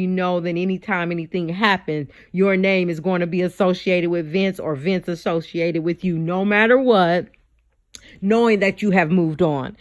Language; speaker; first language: English; native; English